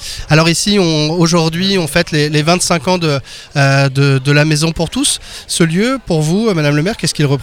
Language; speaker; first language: French; native; French